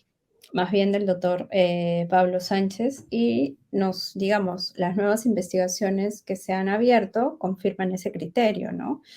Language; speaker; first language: Spanish; native; Spanish